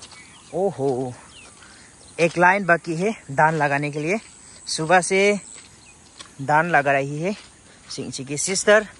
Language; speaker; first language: Hindi; non-native, local second language; Garo